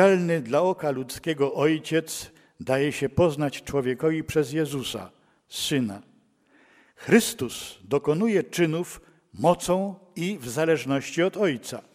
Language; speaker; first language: Polish; native; Polish